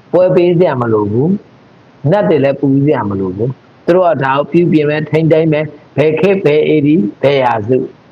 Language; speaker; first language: Burmese; non-native, local second language; Mon